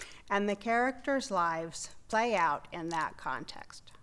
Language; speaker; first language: English; native; English